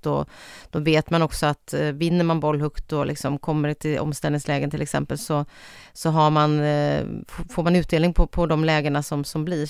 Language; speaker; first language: Swedish; native; Swedish